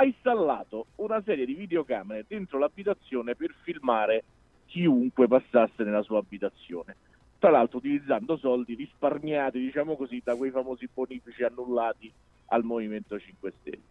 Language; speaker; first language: Italian; native; Italian